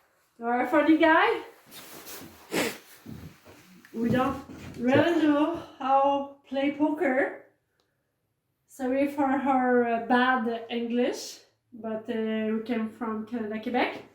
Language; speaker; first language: English; non-native, learner; French